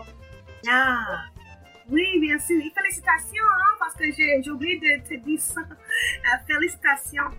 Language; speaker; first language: French; non-native, learner; English